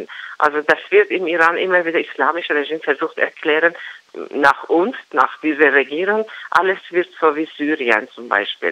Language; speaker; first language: German; non-native, learner; Persian